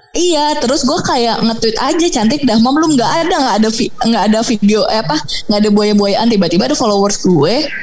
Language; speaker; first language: Indonesian; native; Indonesian